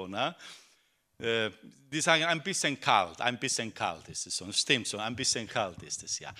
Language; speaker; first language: German; non-native, fluent; Finnish